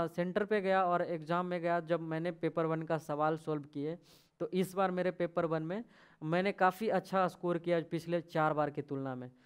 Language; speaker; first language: Hindi; native; Hindi